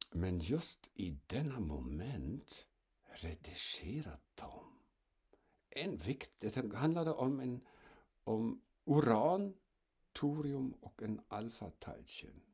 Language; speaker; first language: Swedish; non-native, fluent; German